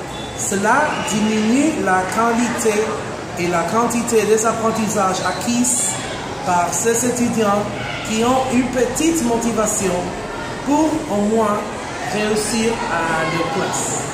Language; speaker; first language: French; non-native, learner; Spanish